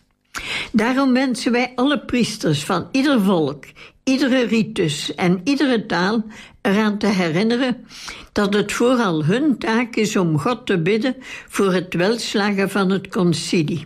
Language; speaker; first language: Dutch; native; Dutch